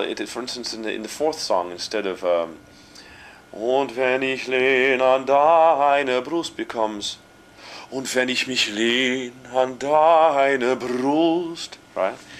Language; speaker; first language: German; non-native, fluent; English